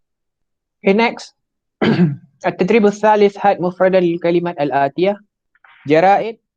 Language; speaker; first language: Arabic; non-native, fluent; Malay